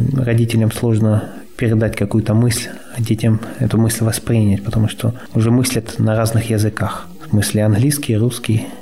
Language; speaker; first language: Russian; native; Russian